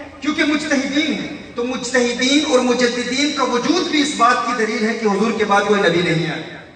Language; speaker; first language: Urdu; early bilingual, heritage; Urdu